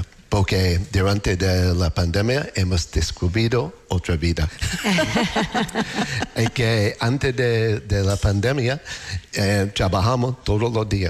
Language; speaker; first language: Spanish; non-native, learner; English